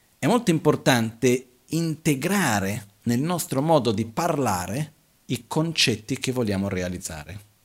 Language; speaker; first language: Italian; non-native, fluent; Portuguese